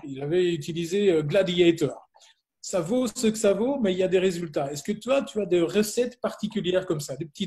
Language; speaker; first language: French; native; French